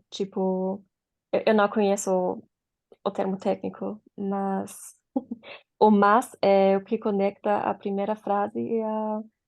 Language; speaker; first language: Portuguese; non-native, fluent; German